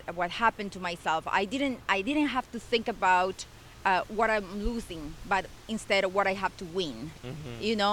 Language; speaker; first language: English; non-native, fluent; Spanish